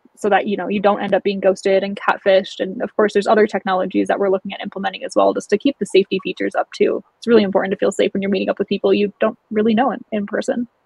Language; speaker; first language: English; native; English